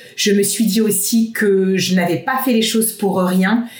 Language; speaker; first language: French; native; French